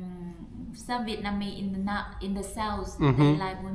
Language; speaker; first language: English; non-native, learner; Vietnamese